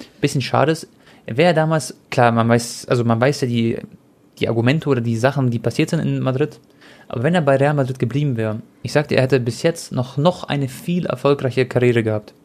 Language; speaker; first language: German; early bilingual, other home language; Croatian